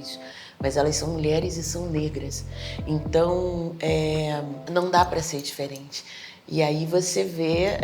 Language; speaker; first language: Portuguese; native; Portuguese